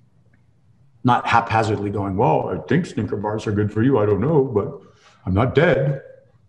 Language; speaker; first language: English; native; English